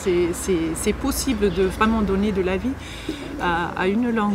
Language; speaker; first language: French; non-native, fluent; German